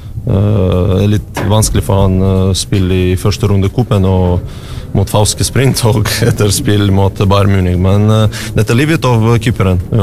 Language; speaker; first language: Norwegian; non-native, learner; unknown